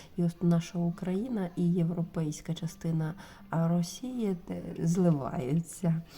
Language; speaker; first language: Ukrainian; non-native, local second language; Russian